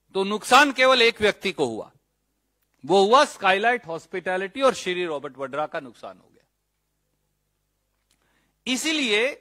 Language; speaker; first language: Hindi; native; Hindi